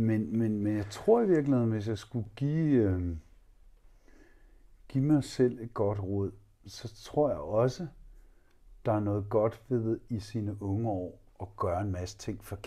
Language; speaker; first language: Danish; native; Danish